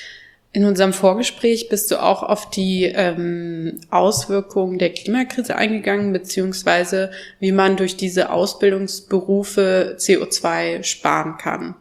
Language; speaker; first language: German; native; German